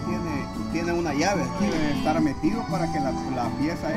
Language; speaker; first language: Spanish; native; Spanish